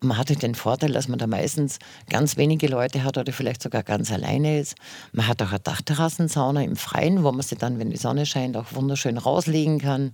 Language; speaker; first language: German; native; German